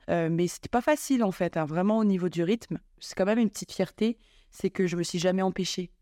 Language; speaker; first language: French; non-native, local second language; Malagasy